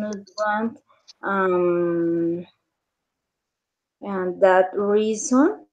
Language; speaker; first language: English; non-native, learner; Spanish